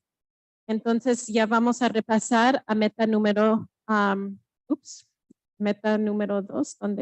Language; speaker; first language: Spanish; early bilingual, heritage; Spanish